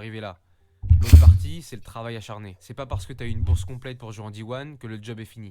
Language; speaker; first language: French; native; French